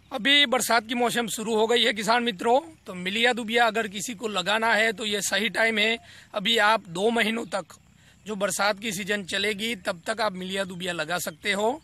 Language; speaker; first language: Hindi; non-native, local second language; Gujarati